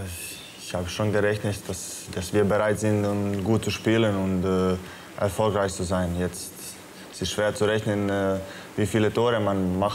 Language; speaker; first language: German; non-native, fluent; Croatian